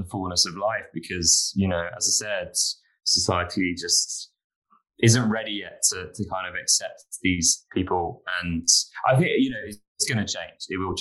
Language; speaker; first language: English; native; English